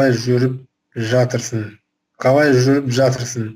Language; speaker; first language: Kazakh; non-native, local second language; Russian